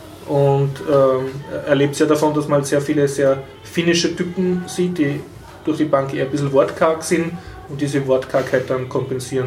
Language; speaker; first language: German; native; German